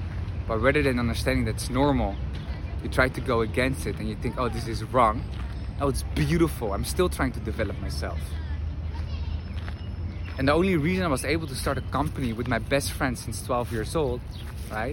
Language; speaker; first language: English; non-native, fluent; Dutch